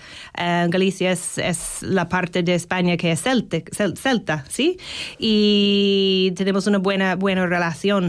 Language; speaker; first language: Spanish; non-native, fluent; English